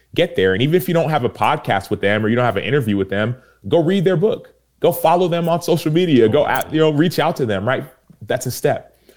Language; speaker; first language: English; early bilingual, other home language; Yoruba